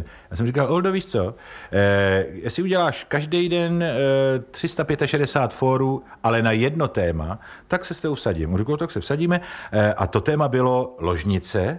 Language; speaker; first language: Czech; native; Czech